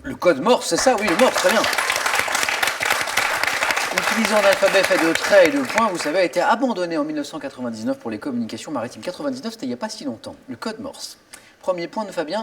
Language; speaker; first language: French; native; French